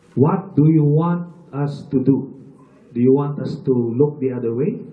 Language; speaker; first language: English; non-native, local second language; Filipino